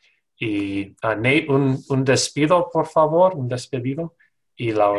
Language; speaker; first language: Spanish; non-native, learner; English